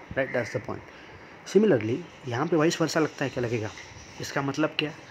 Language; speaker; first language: Hindi; non-native, local second language; Marathi